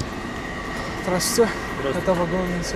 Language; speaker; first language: Russian; non-native, learner; French